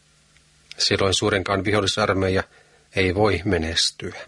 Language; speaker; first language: Finnish; native; Finnish